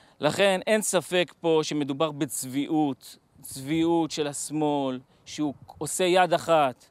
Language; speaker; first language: Hebrew; native; Hebrew